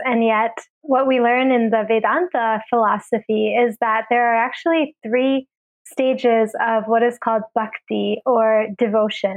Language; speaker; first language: English; native; English